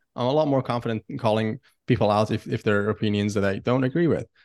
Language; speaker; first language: English; non-native, fluent; Persian